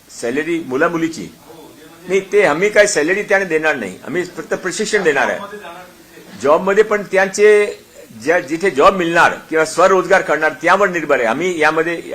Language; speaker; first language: Marathi; non-native, local second language; Hindi